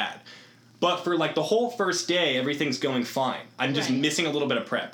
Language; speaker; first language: English; native; English